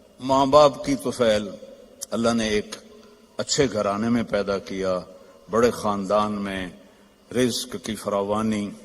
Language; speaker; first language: Urdu; non-native, local second language; Punjabi